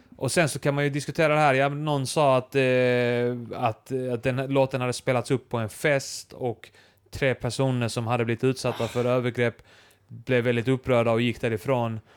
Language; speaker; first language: Swedish; early bilingual, other home language; Icelandic